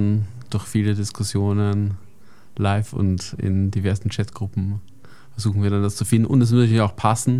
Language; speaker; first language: German; native; German